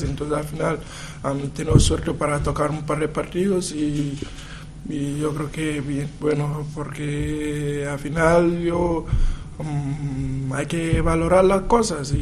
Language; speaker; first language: Spanish; non-native, learner; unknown